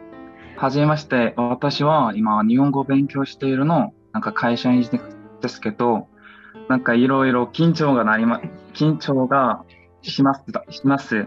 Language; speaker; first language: Japanese; non-native, learner; Korean